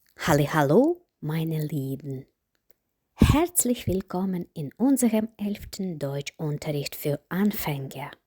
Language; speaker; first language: German; non-native, fluent; Ukrainian